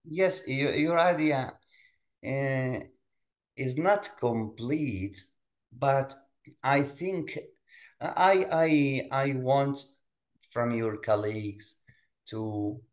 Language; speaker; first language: English; non-native, fluent; Arabic